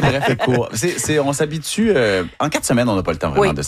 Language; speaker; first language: French; native; French